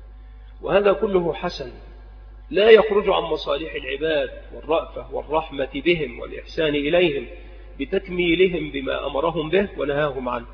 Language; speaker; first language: Arabic; native; Arabic